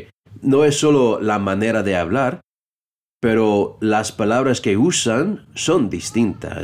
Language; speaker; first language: Spanish; non-native, fluent; English